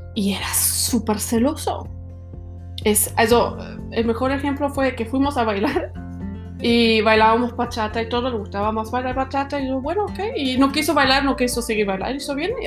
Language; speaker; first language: Spanish; non-native, fluent; German